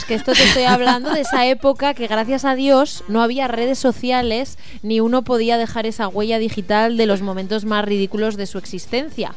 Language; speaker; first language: Spanish; native; Spanish